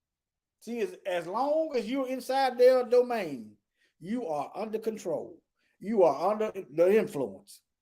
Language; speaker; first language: English; native; English